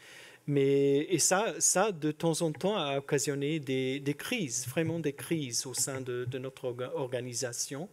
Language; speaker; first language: French; non-native, fluent; English